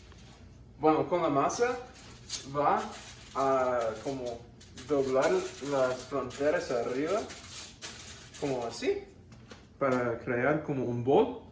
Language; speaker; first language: Spanish; non-native, learner; English